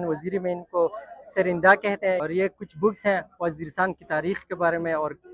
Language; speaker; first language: Hindi; non-native, local second language; Pashto